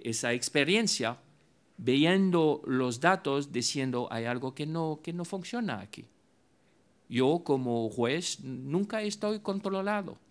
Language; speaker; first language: Spanish; non-native, fluent; French